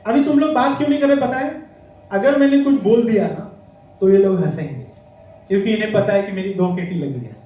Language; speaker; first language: Hindi; non-native, local second language; Marathi